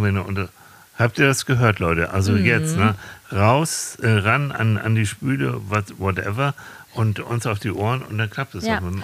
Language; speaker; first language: German; native; German